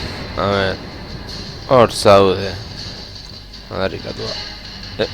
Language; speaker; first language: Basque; non-native, local second language; Spanish